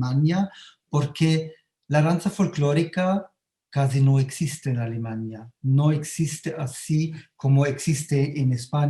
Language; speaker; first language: Spanish; non-native, fluent; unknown